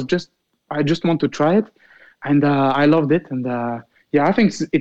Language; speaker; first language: English; non-native, fluent; Arabic